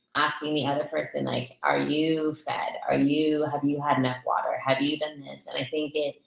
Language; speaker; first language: English; native; English